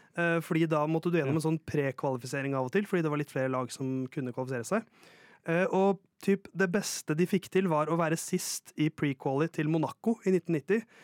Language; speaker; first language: Norwegian; native; Norwegian